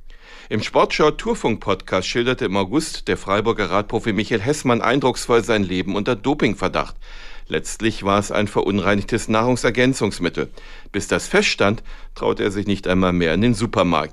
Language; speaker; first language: German; native; German